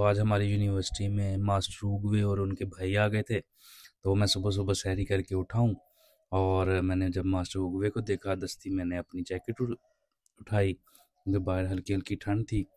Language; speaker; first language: Urdu; non-native, local second language; Punjabi